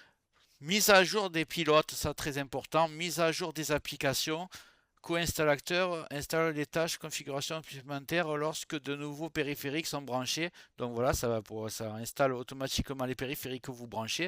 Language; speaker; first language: French; native; French